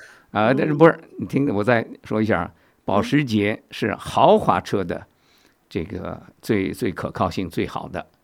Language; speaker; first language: Chinese; native; Chinese